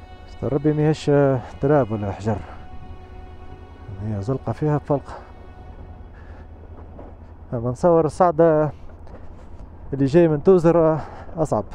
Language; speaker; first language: Arabic; native; Arabic